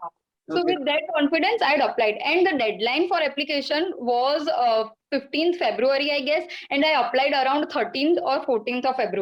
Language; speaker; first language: English; non-native, local second language; Gujarati